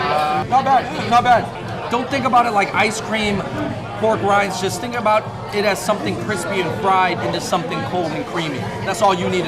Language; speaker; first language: English; native; English